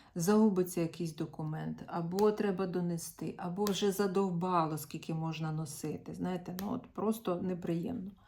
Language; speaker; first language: Ukrainian; non-native, local second language; Russian